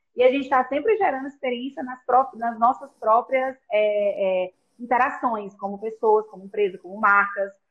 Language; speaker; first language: Portuguese; native; Portuguese